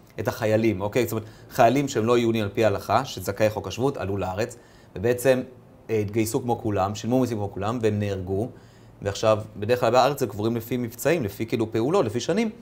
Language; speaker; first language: Hebrew; early bilingual, other home language; Russian